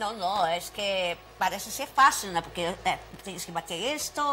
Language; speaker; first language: Spanish; non-native, fluent; Portuguese